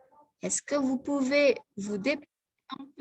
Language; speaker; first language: French; non-native, fluent; Indonesian